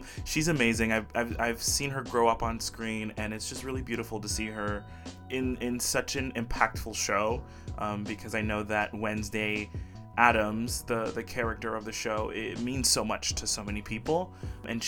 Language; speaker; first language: English; early bilingual, other home language; Portuguese